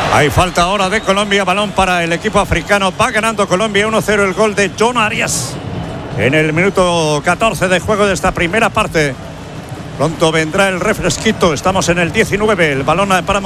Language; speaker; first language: Spanish; native; Spanish